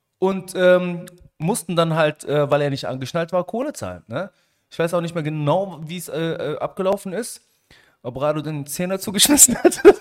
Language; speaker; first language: German; early bilingual, other home language; Arabic